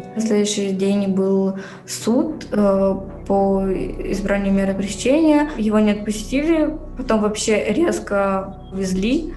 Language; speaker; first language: Russian; native; Russian